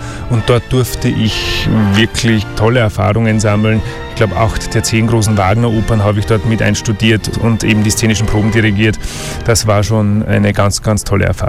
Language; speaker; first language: German; native; German